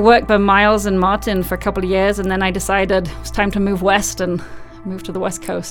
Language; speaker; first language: English; native; English